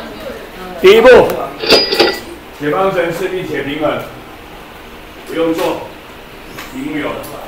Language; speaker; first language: Chinese; native; Chinese